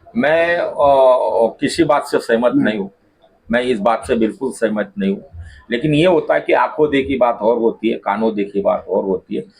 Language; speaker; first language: Hindi; non-native, local second language; Marathi